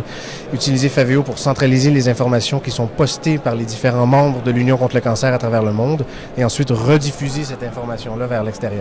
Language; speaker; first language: French; native; French